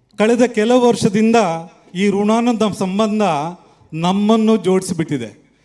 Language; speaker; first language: Kannada; non-native, local second language; Tulu